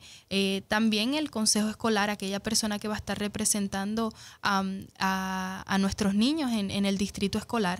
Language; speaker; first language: Spanish; native; Spanish